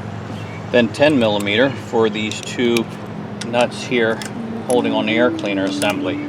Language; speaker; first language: English; native; English